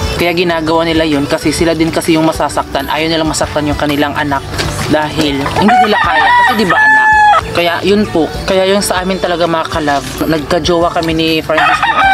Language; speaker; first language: Filipino; non-native, local second language; Cebuano